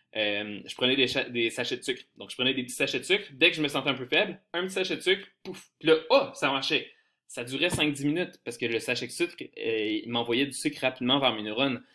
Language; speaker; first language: French; native; French